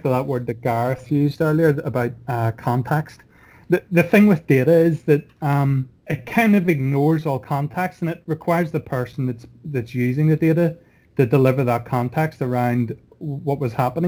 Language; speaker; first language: English; native; English